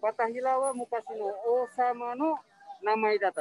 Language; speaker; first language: Japanese; non-native, learner; Indonesian